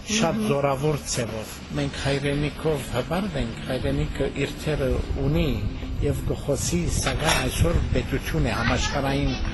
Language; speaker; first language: Armenian; early bilingual, heritage; Armenian